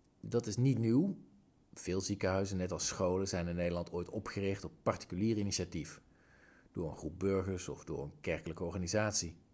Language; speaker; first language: Dutch; native; Dutch